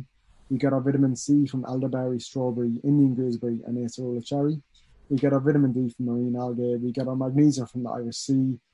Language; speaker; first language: English; native; English